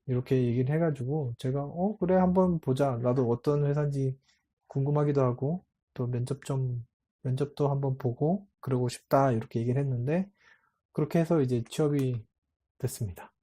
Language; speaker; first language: Korean; native; Korean